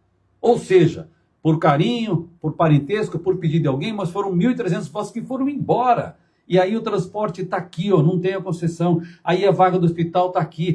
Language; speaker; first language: Portuguese; native; Portuguese